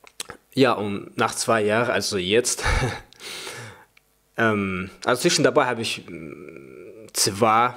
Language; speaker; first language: German; early bilingual, other home language; Chechen